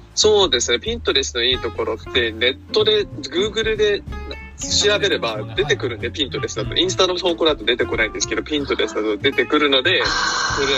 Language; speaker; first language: Japanese; early bilingual, heritage; Japanese